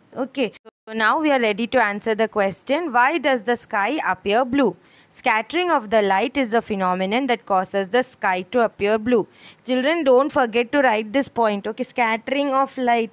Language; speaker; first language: English; non-native, local second language; Malayalam